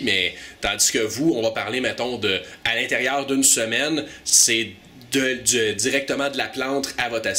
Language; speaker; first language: French; native; French